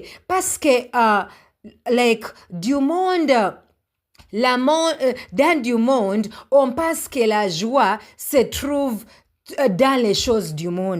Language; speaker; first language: French; non-native, learner; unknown